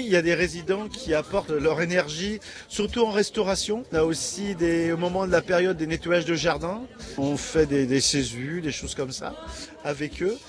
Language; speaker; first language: French; native; French